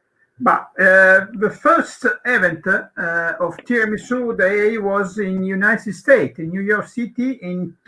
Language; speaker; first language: English; non-native, learner; Italian